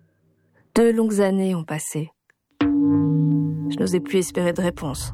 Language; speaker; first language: French; native; French